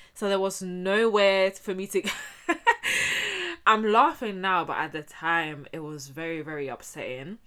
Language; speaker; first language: English; early bilingual, heritage; Spanish